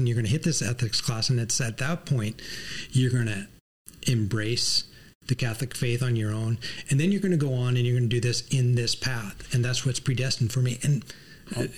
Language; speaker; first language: English; native; English